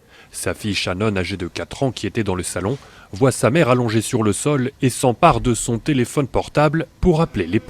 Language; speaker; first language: French; native; French